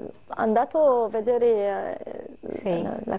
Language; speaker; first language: Italian; non-native, learner; Arabic